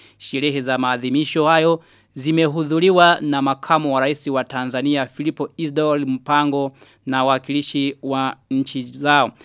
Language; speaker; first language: Swahili; non-native, local second language; Rundi